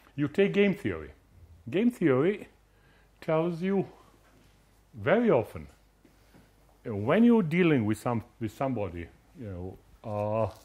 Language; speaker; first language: English; non-native, fluent; Croatian